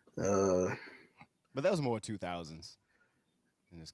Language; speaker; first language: English; native; English